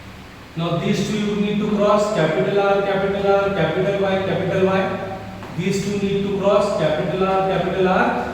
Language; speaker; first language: English; non-native, local second language; Hindi